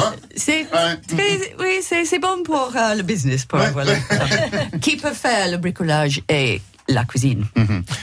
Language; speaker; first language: French; non-native, learner; English